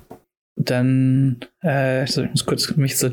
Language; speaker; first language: German; native; German